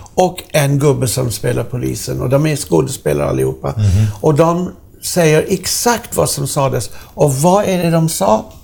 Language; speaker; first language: Swedish; non-native, fluent; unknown